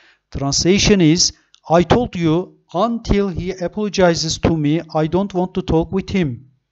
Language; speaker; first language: English; non-native, fluent; Turkish